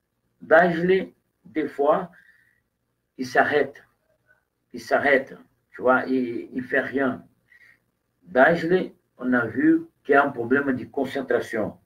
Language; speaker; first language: French; non-native, fluent; Portuguese